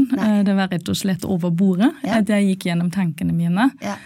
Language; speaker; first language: Norwegian; non-native, fluent; German